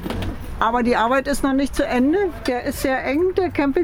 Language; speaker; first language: German; native; German